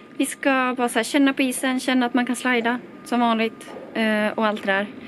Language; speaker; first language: Swedish; native; Swedish